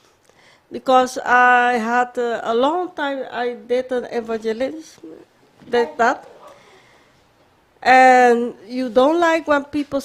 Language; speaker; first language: English; non-native, learner; Papiamento